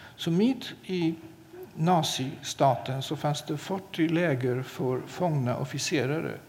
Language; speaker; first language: Swedish; non-native, fluent; Polish